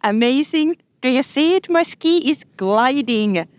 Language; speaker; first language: English; non-native, fluent; Finnish